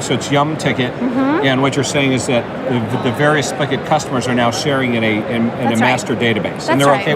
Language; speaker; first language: English; native; English